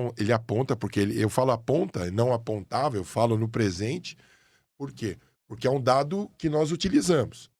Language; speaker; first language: Portuguese; native; Portuguese